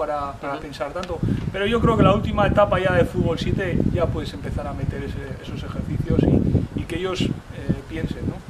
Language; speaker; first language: Spanish; native; Spanish